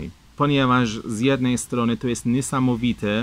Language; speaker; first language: Polish; non-native, fluent; Persian